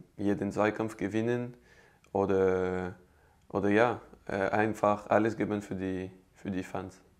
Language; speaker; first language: German; non-native, learner; French